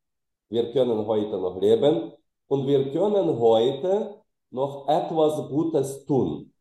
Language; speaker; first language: German; non-native, fluent; Ukrainian